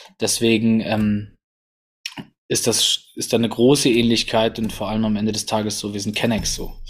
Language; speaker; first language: German; early bilingual, other home language; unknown